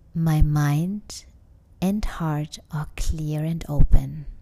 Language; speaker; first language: English; non-native, fluent; German